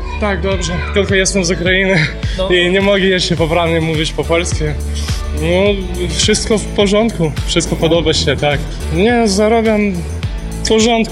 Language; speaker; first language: Polish; non-native, learner; Ukrainian